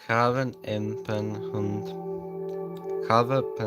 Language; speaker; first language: Icelandic; non-native, learner; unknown